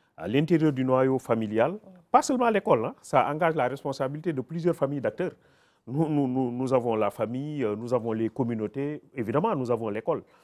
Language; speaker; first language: French; non-native, local second language; Wolof